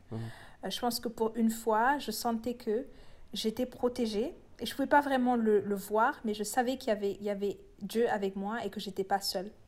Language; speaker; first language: French; non-native, local second language; Wolof